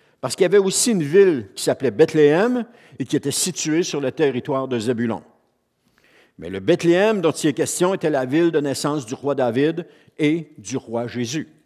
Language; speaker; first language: French; native; French